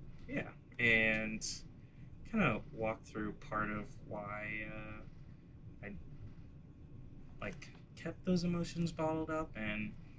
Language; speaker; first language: English; native; English